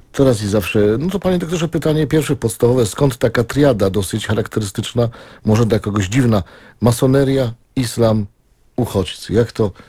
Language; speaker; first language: Polish; native; Polish